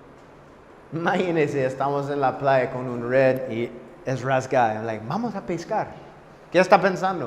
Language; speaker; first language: Spanish; non-native, fluent; English